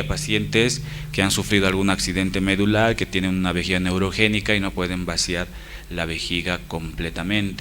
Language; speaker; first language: Spanish; native; Spanish